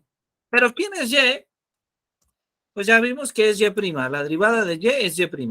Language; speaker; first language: Spanish; native; Spanish